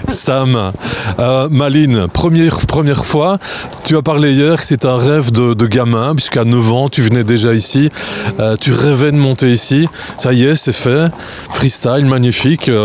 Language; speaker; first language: French; native; French